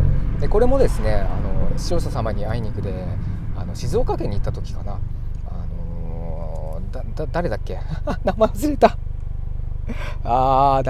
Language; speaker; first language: Japanese; native; Japanese